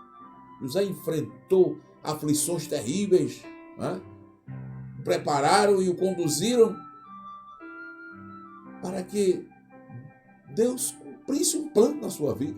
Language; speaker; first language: Portuguese; native; Portuguese